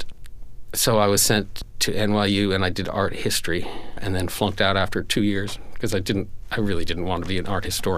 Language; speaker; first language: English; native; English